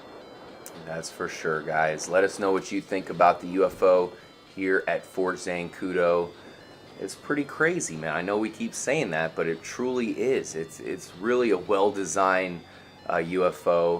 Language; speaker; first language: English; native; English